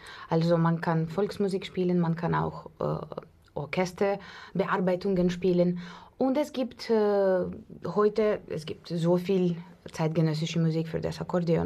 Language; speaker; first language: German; non-native, learner; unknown